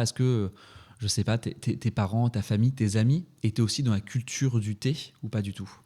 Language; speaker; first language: French; native; French